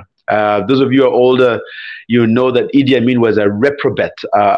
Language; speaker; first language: English; non-native, local second language; Ganda